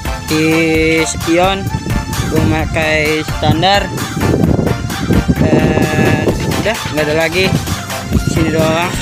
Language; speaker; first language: Indonesian; native; Indonesian